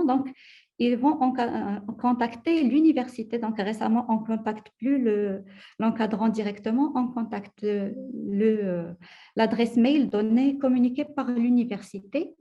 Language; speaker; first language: French; non-native, local second language; Arabic